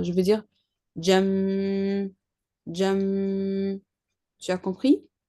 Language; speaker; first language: French; non-native, learner; Arabic